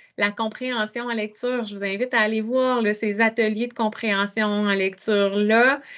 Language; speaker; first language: French; native; French